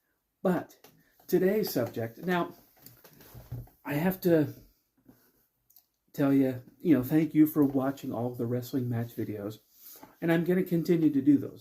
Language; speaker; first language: English; native; English